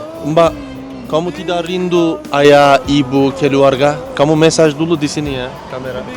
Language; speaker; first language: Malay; non-native, learner; Turkish